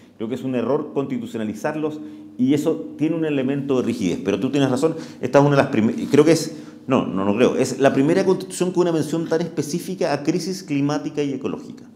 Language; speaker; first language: Spanish; native; Spanish